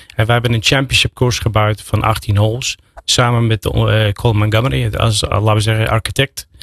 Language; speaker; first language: Dutch; non-native, fluent; English